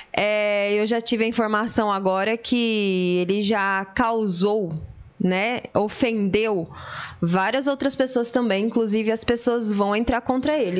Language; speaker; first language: Portuguese; native; Portuguese